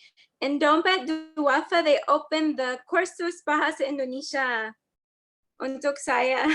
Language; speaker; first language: Indonesian; non-native, learner; English